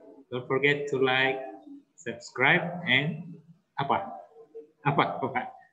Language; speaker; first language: English; non-native, fluent; Indonesian